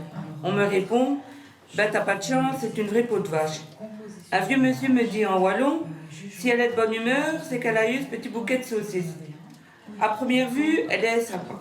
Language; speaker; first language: French; native; French